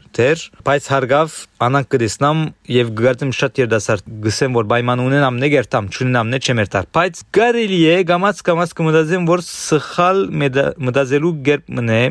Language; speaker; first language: Armenian; early bilingual, heritage; Armenian